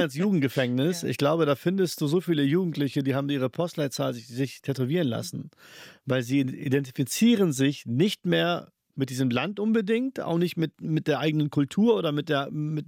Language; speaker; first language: German; early bilingual, other home language; Urdu